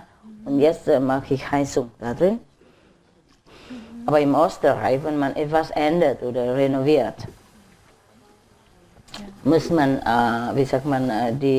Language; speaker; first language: German; non-native, learner; Vietnamese